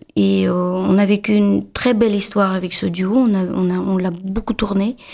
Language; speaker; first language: French; non-native, fluent; Uzbek